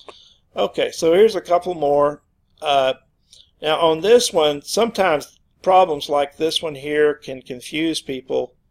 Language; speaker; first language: English; native; English